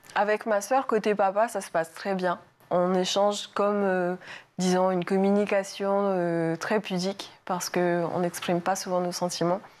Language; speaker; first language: French; native; French